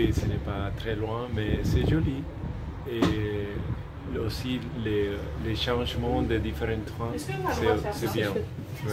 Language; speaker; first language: French; non-native, learner; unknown